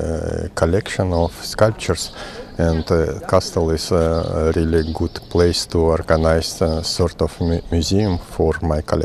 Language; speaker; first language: English; non-native, learner; Russian